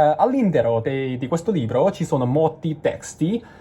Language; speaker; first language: Italian; non-native, learner; Cantonese